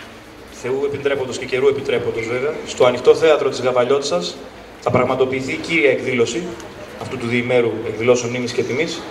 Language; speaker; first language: Greek; native; Greek